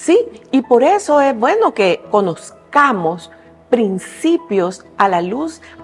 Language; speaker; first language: Spanish; native; Spanish